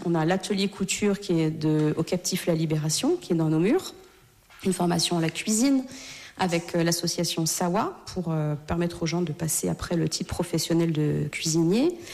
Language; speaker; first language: French; native; French